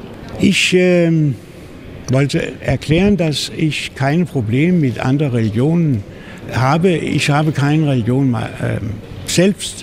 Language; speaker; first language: German; non-native, fluent; Danish